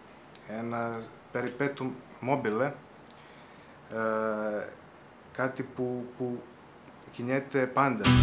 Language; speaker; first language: Greek; non-native, fluent; Serbian